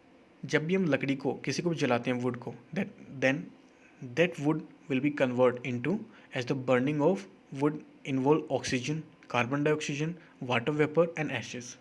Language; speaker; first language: English; non-native, local second language; Hindi